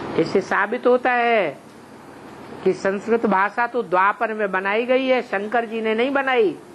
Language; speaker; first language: Hindi; native; Hindi